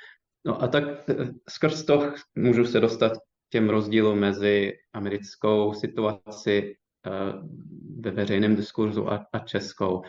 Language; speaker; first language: Czech; non-native, fluent; English